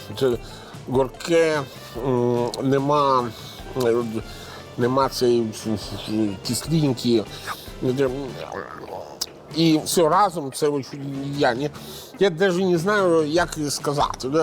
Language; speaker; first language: Ukrainian; non-native, fluent; Italian